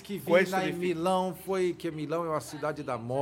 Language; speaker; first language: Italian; non-native, learner; Portuguese